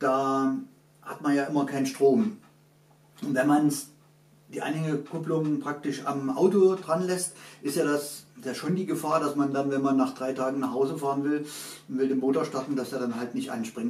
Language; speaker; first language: German; native; German